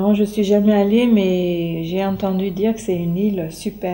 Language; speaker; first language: French; native; French